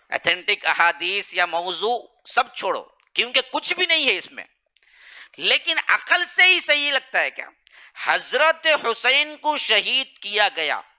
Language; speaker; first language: Urdu; native; Urdu